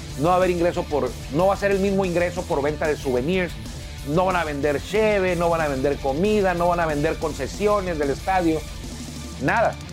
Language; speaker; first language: Spanish; native; Spanish